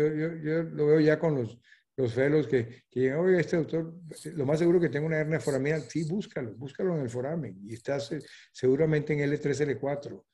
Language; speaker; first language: Spanish; native; Spanish